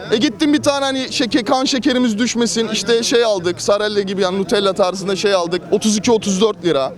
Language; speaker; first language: Turkish; native; Turkish